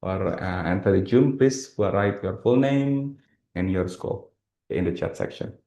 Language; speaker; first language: English; non-native, fluent; Indonesian